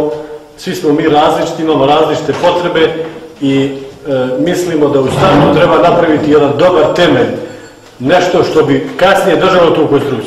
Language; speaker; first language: Bosnian; native; Bosnian